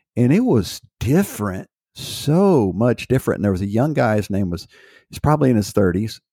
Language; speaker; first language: English; native; English